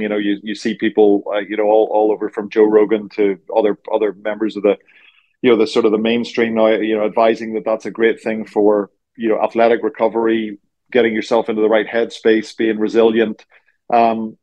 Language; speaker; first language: English; native; English